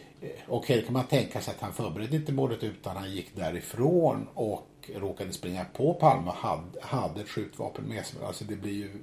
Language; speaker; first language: Swedish; native; Swedish